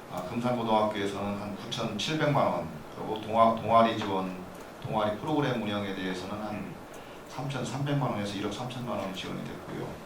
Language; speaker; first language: Korean; native; Korean